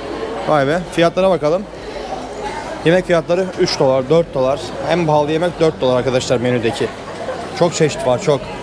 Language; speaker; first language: Turkish; native; Turkish